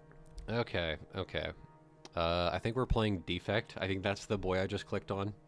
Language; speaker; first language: English; native; English